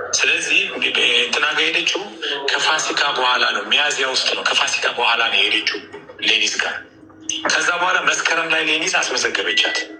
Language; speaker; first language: Amharic; non-native, local second language; Oromo